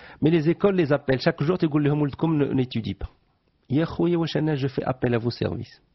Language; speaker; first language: French; non-native, local second language; Arabic